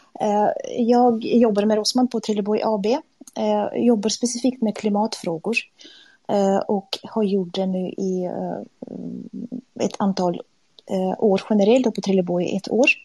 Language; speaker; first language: Swedish; non-native, fluent; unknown